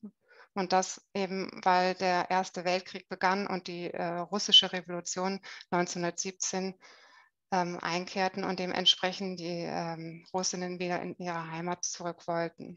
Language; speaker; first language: German; native; German